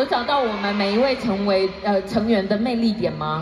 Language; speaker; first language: Chinese; native; Chinese